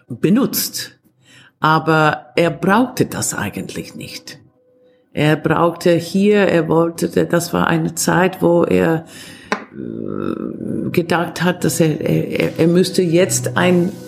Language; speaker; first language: German; non-native, fluent; Italian